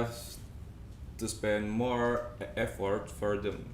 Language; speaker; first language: English; non-native, fluent; Indonesian